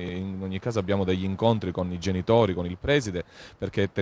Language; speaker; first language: Italian; native; Italian